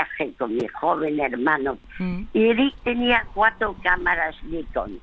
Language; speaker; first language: Spanish; early bilingual, other home language; French